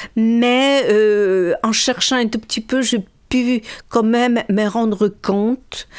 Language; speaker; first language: French; non-native, fluent; Russian